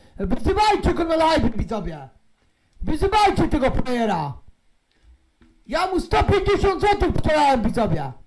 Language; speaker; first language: Polish; native; Polish